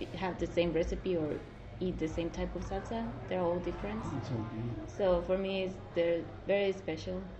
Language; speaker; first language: English; non-native, fluent; Spanish